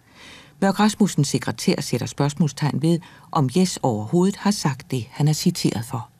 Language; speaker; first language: Danish; native; Danish